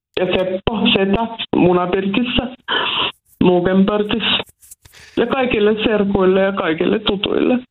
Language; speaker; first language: Finnish; non-native, local second language; Swedish